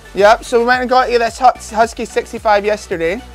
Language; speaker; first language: English; native; English